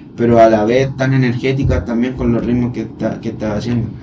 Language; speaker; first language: Spanish; native; Spanish